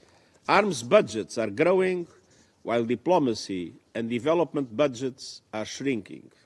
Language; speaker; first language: English; non-native, fluent; Portuguese